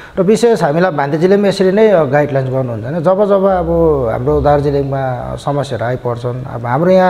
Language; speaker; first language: Nepali; native; Nepali